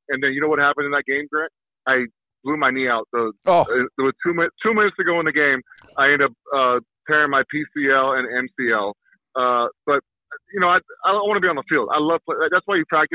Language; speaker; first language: English; native; English